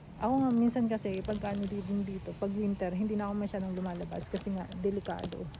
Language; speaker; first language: Filipino; native; Filipino